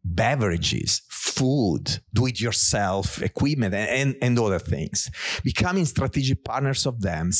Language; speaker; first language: English; non-native, fluent; Italian